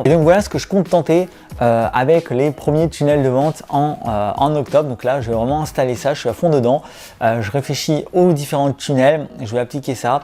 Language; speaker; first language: French; native; French